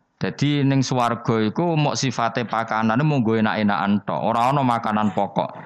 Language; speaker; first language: Indonesian; non-native, local second language; Javanese